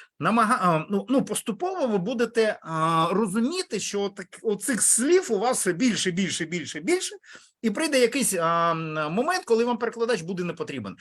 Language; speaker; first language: Ukrainian; non-native, local second language; Russian